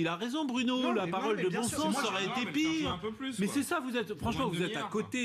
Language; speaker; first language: French; native; French